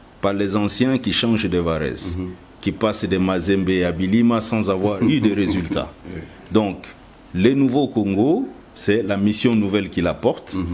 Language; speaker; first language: French; non-native, local second language; Lingala